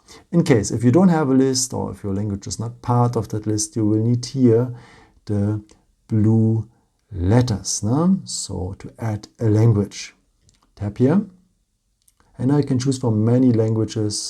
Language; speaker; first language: English; non-native, fluent; German